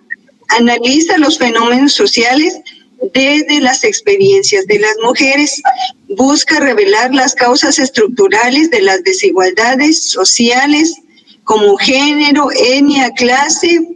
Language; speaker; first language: Spanish; native; Spanish